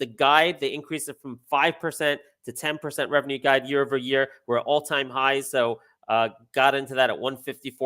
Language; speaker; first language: English; native; English